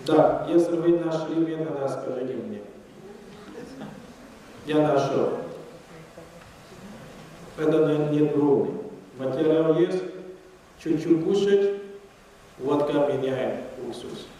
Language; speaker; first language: Russian; non-native, learner; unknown